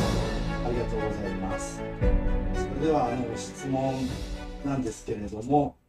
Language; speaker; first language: Japanese; non-native, fluent; Filipino